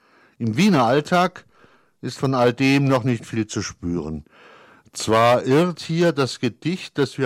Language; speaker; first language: German; native; German